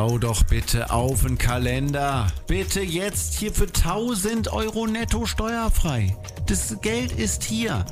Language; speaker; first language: German; native; German